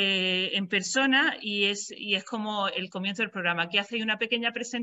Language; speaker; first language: Spanish; native; Spanish